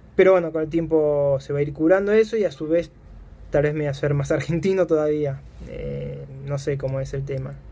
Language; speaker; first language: Spanish; native; Spanish